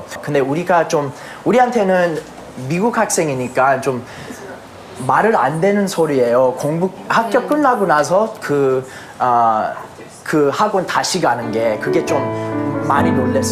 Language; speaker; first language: Korean; early bilingual, heritage; English